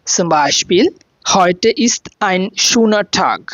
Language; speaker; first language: German; non-native, fluent; Bangla